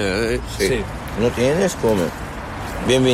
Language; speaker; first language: Spanish; non-native, learner; Arabic